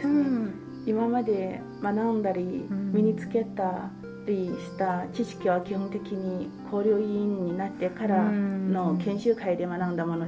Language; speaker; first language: Japanese; non-native, fluent; Chinese